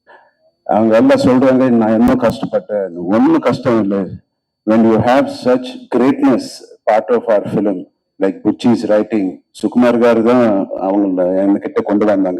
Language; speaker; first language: Tamil; non-native, local second language; Telugu